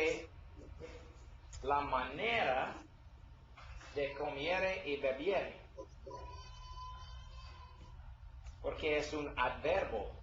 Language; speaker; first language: Spanish; non-native, learner; English